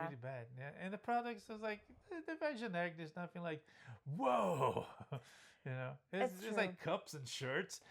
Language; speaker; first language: English; non-native, fluent; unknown